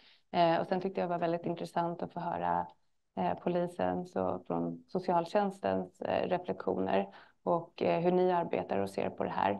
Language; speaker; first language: Swedish; native; Swedish